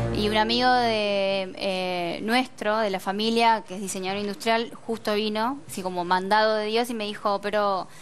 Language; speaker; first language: Spanish; native; Spanish